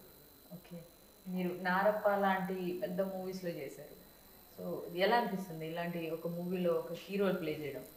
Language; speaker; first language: Telugu; native; Telugu